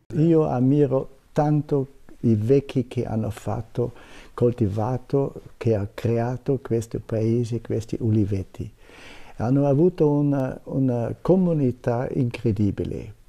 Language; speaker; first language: Italian; non-native, fluent; German